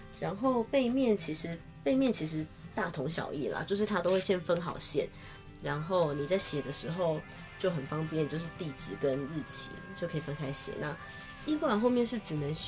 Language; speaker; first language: Chinese; native; Chinese